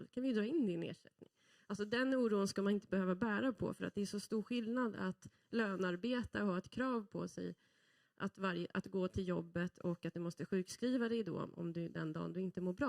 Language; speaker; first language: Swedish; native; Swedish